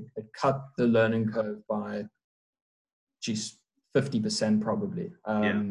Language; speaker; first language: English; native; English